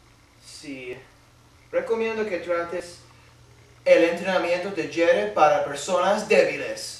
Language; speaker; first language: Spanish; non-native, learner; English